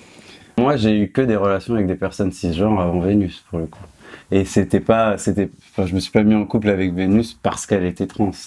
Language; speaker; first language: French; native; French